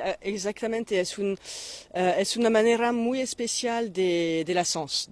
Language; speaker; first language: Spanish; non-native, fluent; French